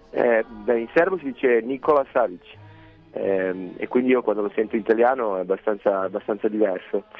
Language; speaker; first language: Italian; early bilingual, other home language; Serbian